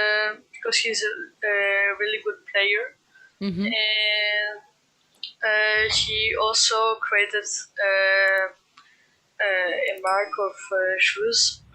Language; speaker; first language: English; non-native, fluent; Greek